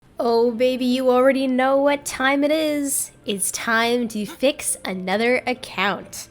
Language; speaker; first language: English; native; English